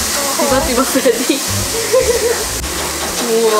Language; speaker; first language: Indonesian; non-native, learner; Korean